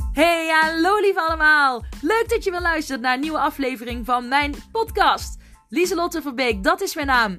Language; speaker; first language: Dutch; native; Dutch